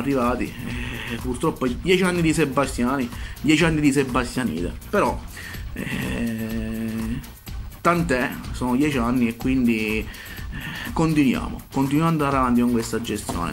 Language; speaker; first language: Italian; native; Italian